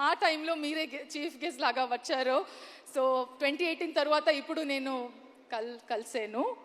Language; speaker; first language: Telugu; non-native, learner; Kannada